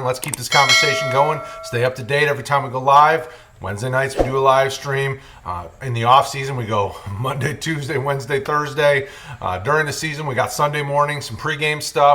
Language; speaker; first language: English; native; English